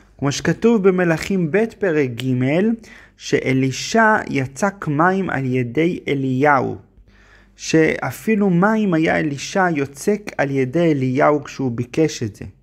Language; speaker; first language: Hebrew; native; Hebrew